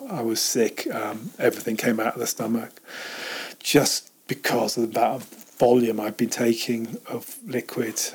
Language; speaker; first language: English; native; English